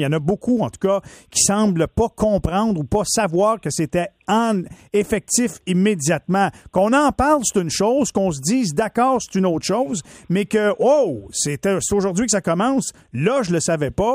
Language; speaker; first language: French; native; French